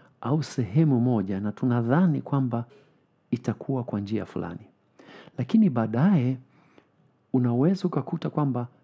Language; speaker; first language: Swahili; non-native, fluent; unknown